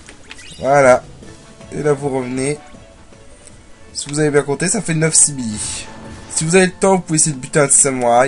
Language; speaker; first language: French; native; French